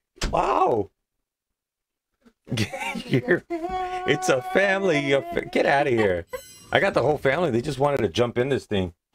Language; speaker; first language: English; early bilingual, other home language; Spanish